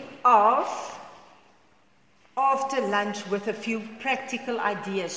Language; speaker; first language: English; non-native, local second language; Afrikaans